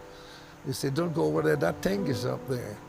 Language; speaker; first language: English; non-native, fluent; German